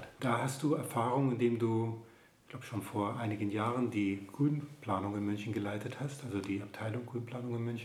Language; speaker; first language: German; native; German